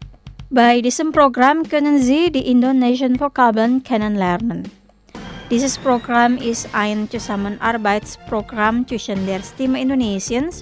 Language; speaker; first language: German; non-native, fluent; Indonesian